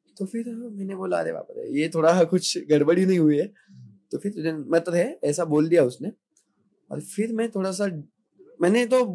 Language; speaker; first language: Hindi; non-native, local second language; Marathi